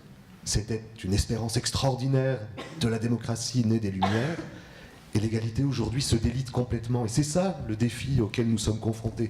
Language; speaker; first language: French; native; French